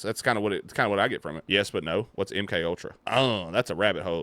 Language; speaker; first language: English; native; English